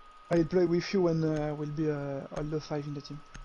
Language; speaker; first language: English; non-native, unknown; French